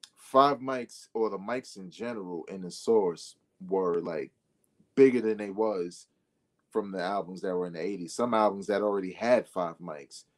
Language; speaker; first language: English; native; English